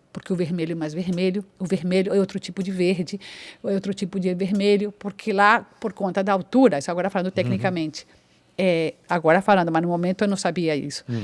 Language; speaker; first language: Portuguese; non-native, fluent; Spanish